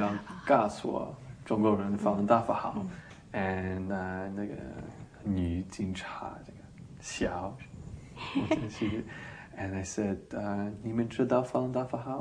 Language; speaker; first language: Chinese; non-native, learner; English